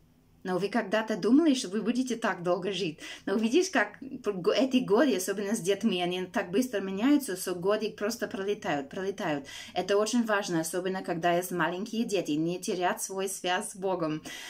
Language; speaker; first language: Russian; non-native, fluent; English